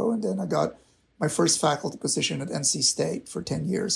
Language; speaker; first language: English; non-native, local second language; Filipino